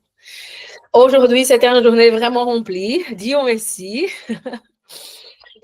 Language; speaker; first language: French; non-native, learner; Portuguese